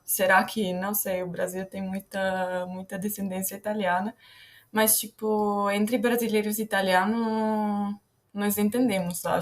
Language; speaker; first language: Portuguese; non-native, fluent; Italian